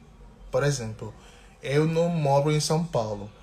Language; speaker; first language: Portuguese; non-native, fluent; English